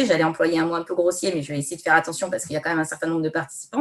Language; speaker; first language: French; native; French